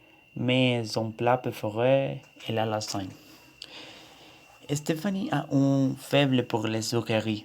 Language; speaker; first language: French; non-native, learner; Spanish